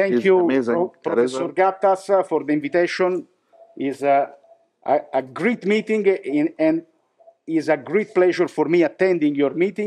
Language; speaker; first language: English; non-native, fluent; Italian